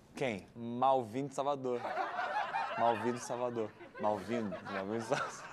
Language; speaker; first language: Portuguese; native; Portuguese